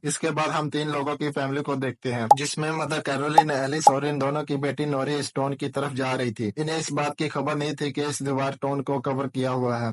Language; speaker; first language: Hindi; native; Hindi